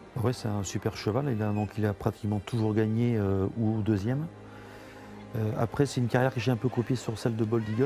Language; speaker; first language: French; native; French